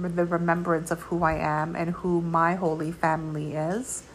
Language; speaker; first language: English; early bilingual, other home language; Georgian